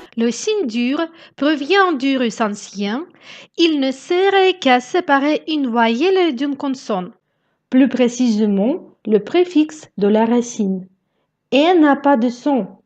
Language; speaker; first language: French; non-native, fluent; Russian